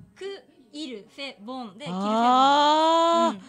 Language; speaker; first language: Japanese; native; Japanese